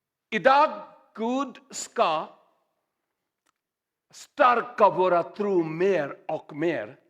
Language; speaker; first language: Swedish; non-native, learner; Urdu